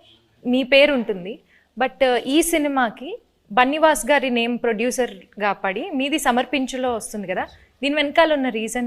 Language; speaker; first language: Telugu; native; Telugu